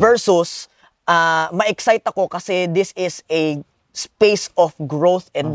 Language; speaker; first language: English; non-native, local second language; Filipino